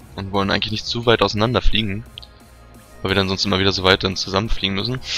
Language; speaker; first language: German; native; German